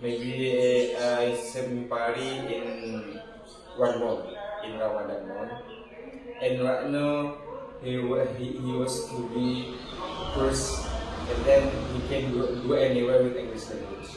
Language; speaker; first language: English; non-native, learner; Indonesian